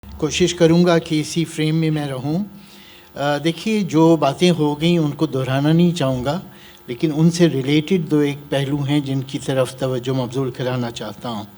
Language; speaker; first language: Urdu; native; Urdu